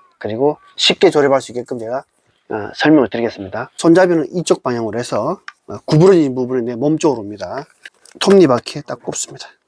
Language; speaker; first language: Korean; native; Korean